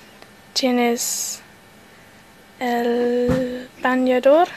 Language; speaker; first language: Spanish; non-native, learner; English